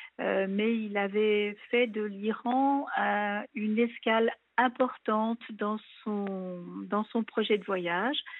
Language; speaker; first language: French; native; French